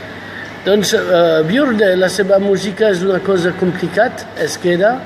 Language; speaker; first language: Catalan; non-native, fluent; French